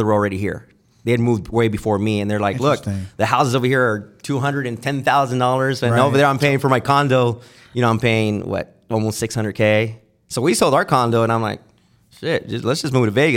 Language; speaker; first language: English; native; English